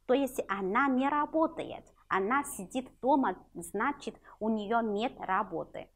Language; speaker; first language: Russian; non-native, fluent; Chinese